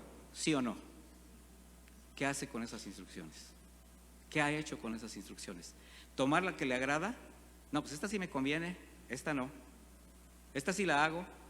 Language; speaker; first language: Spanish; native; Spanish